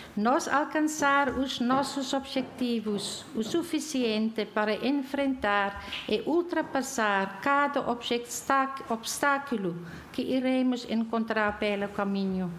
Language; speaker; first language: Portuguese; non-native, fluent; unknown